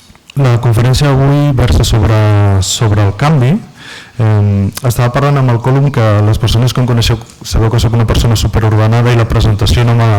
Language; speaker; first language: Catalan; native; Catalan